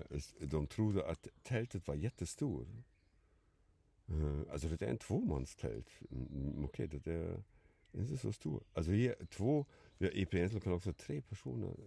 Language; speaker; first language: Swedish; non-native, fluent; German